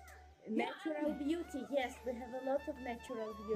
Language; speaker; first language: English; non-native, fluent; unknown